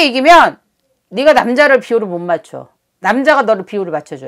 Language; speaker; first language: Korean; native; Korean